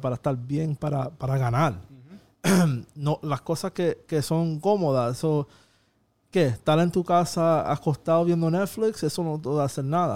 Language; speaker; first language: Spanish; early bilingual, heritage; Spanish